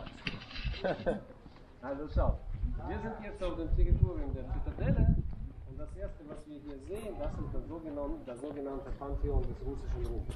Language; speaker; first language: German; non-native, fluent; Romanian